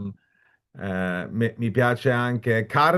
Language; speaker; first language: Italian; non-native, fluent; German